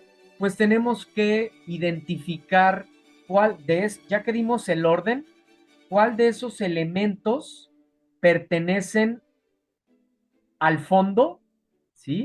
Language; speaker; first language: Spanish; native; Spanish